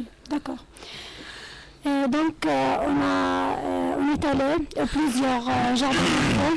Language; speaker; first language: French; non-native, fluent; Arabic